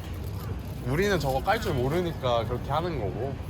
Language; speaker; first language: Korean; native; Korean